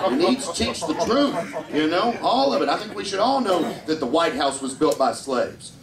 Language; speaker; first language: English; native; English